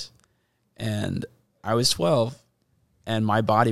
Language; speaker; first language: English; native; English